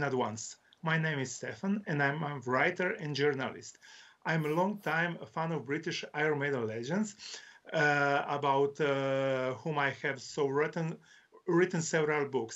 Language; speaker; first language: English; non-native, learner; Croatian